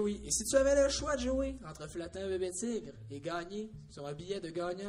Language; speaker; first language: French; native; French